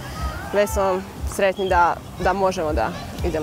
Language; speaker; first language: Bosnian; non-native, local second language; Hungarian